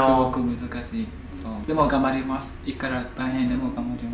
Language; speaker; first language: Japanese; non-native, learner; Vietnamese